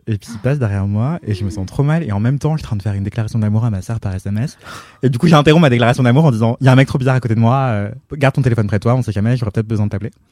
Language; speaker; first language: French; native; French